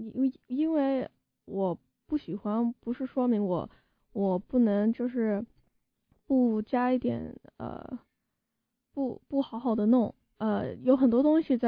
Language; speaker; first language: Chinese; early bilingual, heritage; Chinese